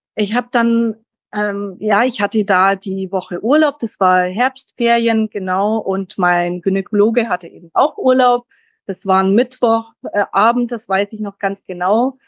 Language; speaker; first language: German; early bilingual, heritage; German